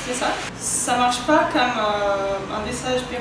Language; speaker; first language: French; non-native, fluent; Russian